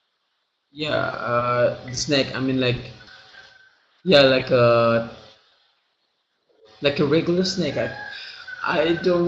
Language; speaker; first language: English; non-native, learner; Indonesian